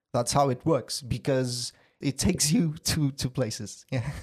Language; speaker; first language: English; non-native, fluent; Portuguese